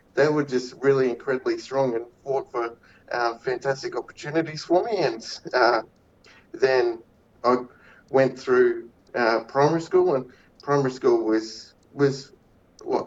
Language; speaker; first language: English; native; English